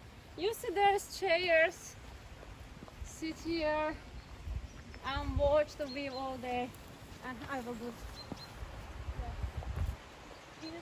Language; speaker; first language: English; non-native, learner; Turkish